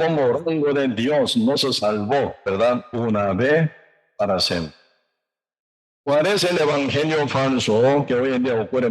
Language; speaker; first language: Spanish; non-native, learner; Korean